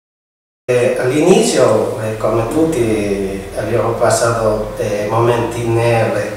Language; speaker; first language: Italian; non-native, fluent; Spanish